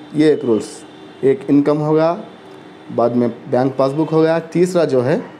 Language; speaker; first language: Hindi; non-native, local second language; Urdu